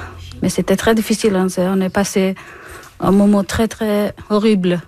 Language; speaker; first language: French; non-native, learner; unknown